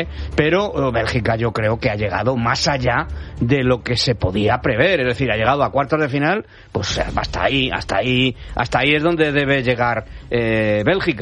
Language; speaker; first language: Spanish; native; Spanish